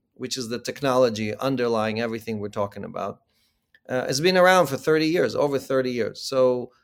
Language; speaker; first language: English; early bilingual, other home language; Ukrainian